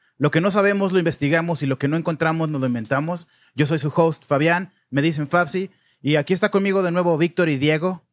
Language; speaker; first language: Spanish; native; Spanish